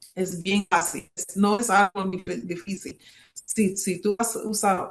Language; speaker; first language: Spanish; early bilingual, heritage; Spanish